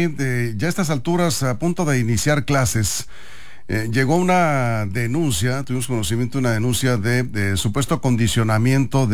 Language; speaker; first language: Spanish; native; Spanish